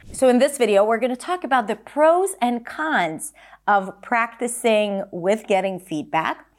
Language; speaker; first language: English; non-native, fluent; Hebrew